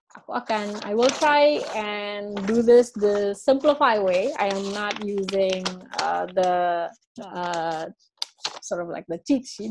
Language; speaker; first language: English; non-native, fluent; Indonesian